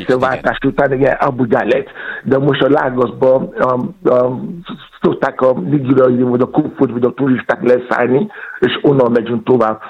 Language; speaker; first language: Hungarian; non-native, fluent; Yoruba